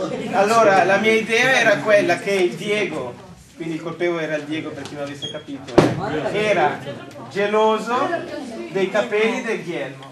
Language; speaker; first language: Italian; native; Italian